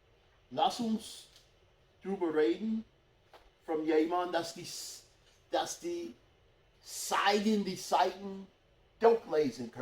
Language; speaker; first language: German; non-native, fluent; English